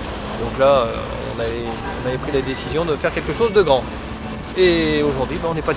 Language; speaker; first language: French; native; French